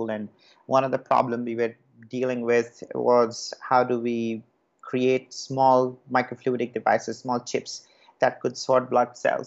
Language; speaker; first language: English; non-native, local second language; Bangla